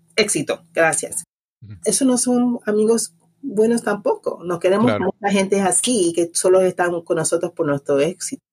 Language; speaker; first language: Spanish; native; Spanish